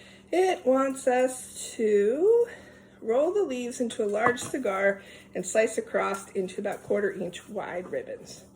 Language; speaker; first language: English; native; English